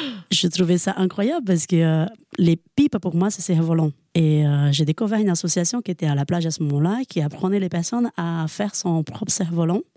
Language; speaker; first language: French; non-native, fluent; Portuguese